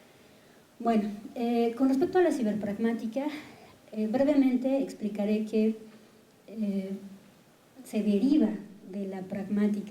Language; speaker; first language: Spanish; native; Spanish